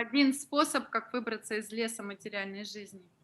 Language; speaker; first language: Russian; native; Russian